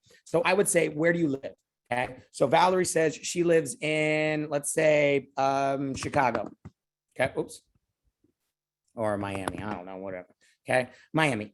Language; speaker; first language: English; native; English